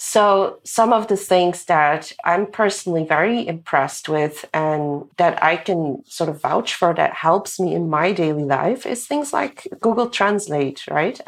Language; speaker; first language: English; non-native, fluent; Dutch